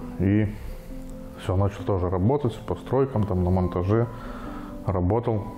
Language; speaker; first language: Russian; native; Russian